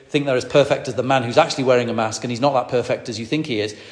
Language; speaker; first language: English; native; English